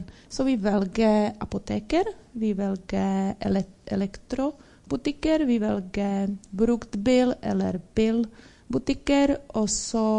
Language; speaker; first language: Norwegian; non-native, learner; Czech